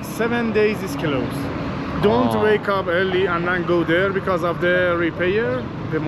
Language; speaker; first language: English; non-native, learner; Persian